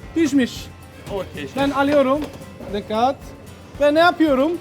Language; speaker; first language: Turkish; non-native, learner; Italian